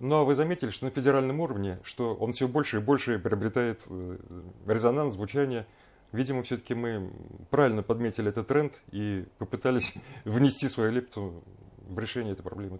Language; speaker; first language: Russian; native; Russian